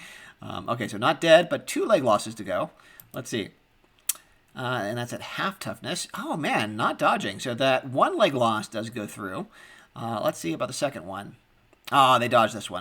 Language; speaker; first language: English; native; English